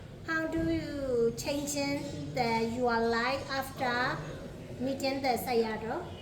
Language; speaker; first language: English; non-native, learner; Burmese